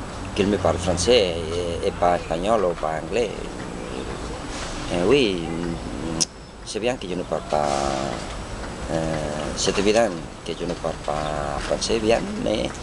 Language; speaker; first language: French; non-native, learner; Spanish